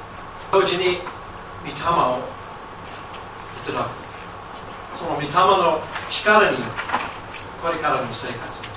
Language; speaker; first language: Japanese; non-native, fluent; English